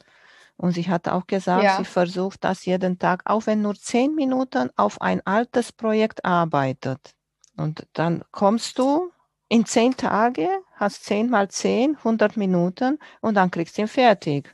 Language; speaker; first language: German; non-native, fluent; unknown